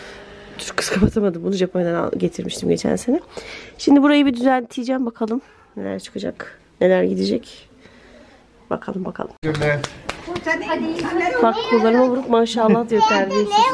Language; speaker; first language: Turkish; native; Turkish